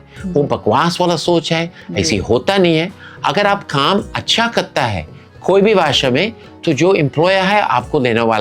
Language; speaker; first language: Hindi; non-native, fluent; English